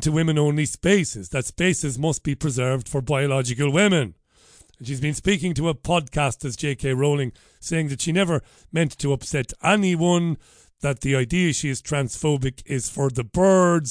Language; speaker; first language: English; non-native, local second language; Irish